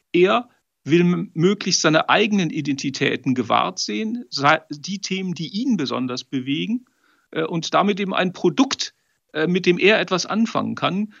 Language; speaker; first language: German; native; German